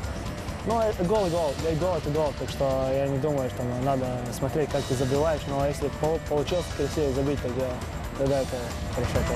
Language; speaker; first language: Russian; non-native, fluent; Latvian